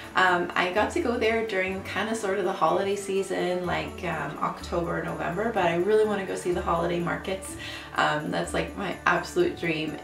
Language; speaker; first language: English; native; English